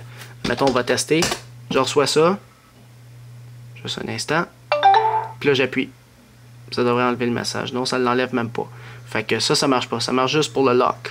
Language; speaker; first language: French; native; French